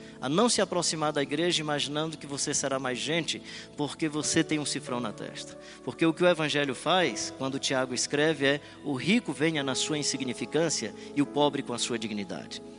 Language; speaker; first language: Portuguese; native; Portuguese